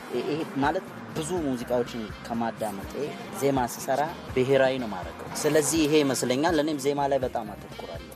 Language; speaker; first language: Amharic; non-native, local second language; Oromo